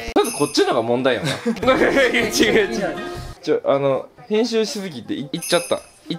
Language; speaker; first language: Japanese; native; Japanese